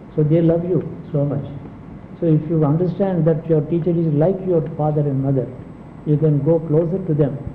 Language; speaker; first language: English; non-native, local second language; Telugu